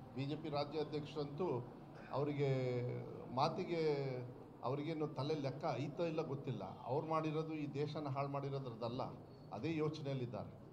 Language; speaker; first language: Kannada; native; Kannada